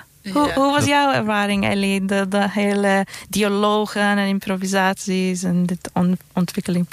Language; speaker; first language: Dutch; non-native, fluent; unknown